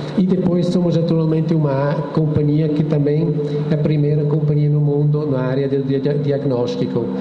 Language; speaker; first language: Portuguese; non-native, fluent; Italian